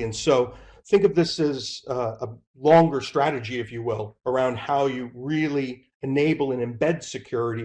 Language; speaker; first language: English; native; English